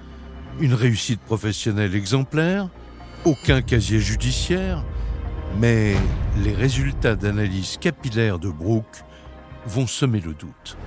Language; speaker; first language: French; native; French